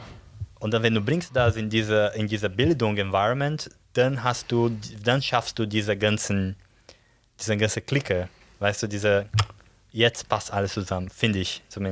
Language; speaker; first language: German; non-native, fluent; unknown